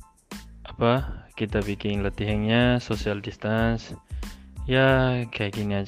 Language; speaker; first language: Indonesian; non-native, local second language; Tetum